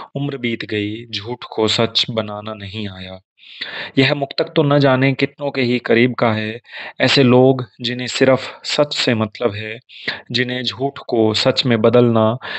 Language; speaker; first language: Hindi; native; Hindi